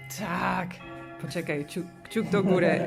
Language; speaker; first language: Polish; non-native, learner; English